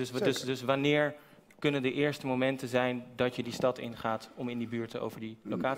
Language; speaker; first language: Dutch; native; Dutch